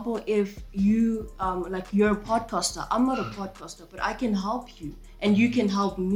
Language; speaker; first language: English; non-native, local second language; Zulu